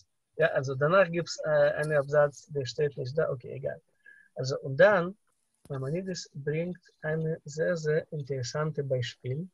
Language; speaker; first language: German; non-native, fluent; Russian